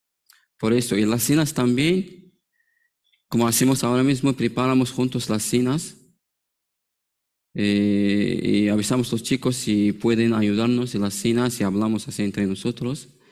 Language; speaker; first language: Spanish; non-native, learner; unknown